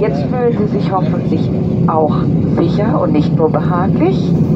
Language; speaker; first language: German; native; German